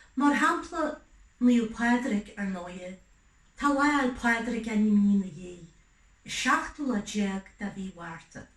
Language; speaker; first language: Irish; native; Irish